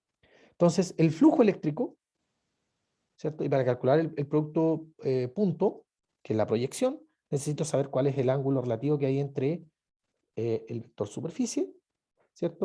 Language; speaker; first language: Spanish; native; Spanish